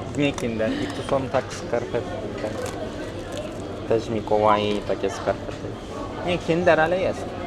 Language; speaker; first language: Polish; non-native, fluent; Turkish